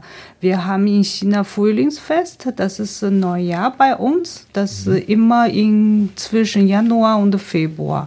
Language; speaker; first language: German; non-native, fluent; Chinese